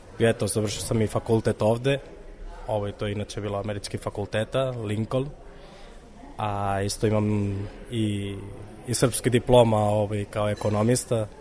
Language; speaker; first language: Serbian; non-native, fluent; Catalan